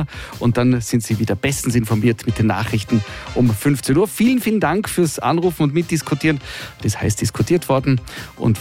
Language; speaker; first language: German; native; German